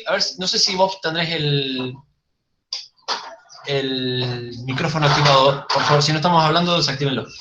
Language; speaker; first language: Spanish; native; Spanish